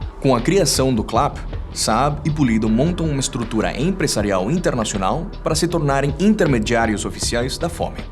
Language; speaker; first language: Portuguese; non-native, fluent; Spanish